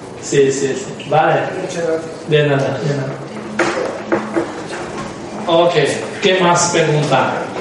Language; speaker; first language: Spanish; non-native, learner; Tibetan